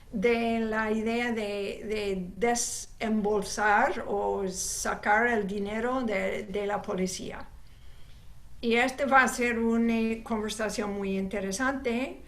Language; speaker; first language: Spanish; non-native, fluent; English